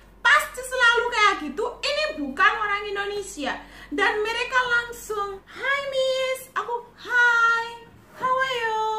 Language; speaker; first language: Indonesian; non-native, fluent; Shona